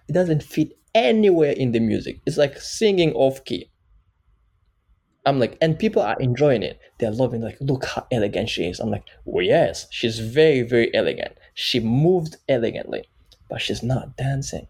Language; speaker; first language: English; non-native, local second language; Kinyarwanda